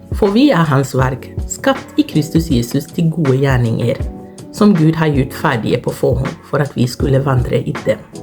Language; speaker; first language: Norwegian; non-native, fluent; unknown